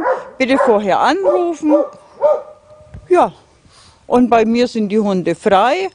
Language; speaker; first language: German; non-native, fluent; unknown